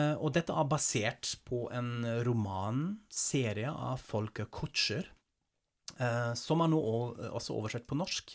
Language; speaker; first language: Norwegian; non-native, fluent; German